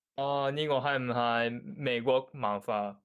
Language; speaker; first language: Cantonese; non-native, learner; Japanese